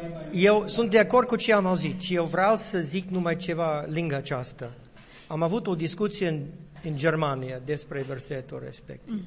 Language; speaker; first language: Romanian; non-native, learner; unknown